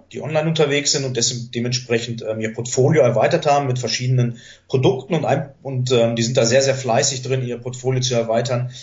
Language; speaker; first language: German; early bilingual, other home language; Greek